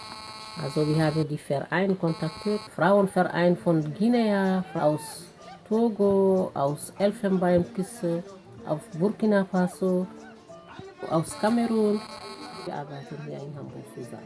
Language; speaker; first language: German; non-native, fluent; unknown